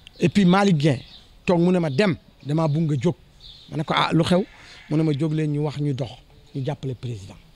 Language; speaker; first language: Wolof; non-native, local second language; Fula